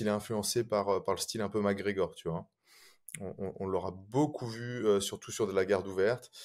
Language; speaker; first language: French; native; French